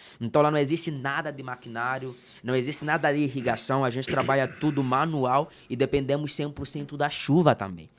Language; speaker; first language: Portuguese; non-native, local second language; Makhuwa